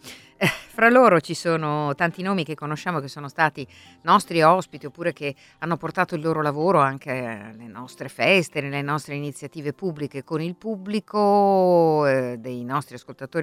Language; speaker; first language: Italian; native; Italian